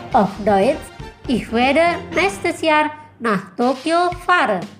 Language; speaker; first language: German; non-native, fluent; Indonesian